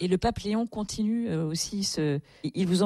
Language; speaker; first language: French; native; French